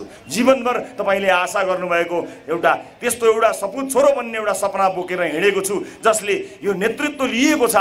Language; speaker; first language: Nepali; native; Nepali